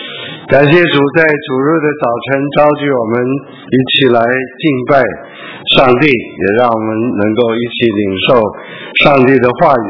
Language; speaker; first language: Chinese; early bilingual, heritage; Chinese